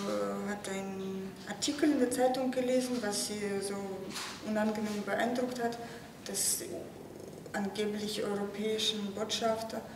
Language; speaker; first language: German; non-native, fluent; Russian